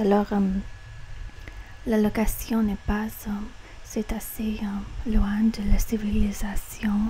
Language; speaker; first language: French; non-native, learner; English